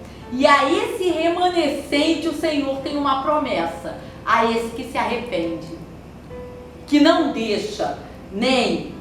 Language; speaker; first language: Portuguese; native; Portuguese